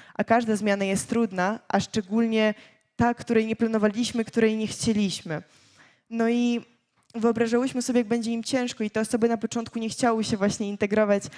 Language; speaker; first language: Polish; early bilingual, other home language; Ukrainian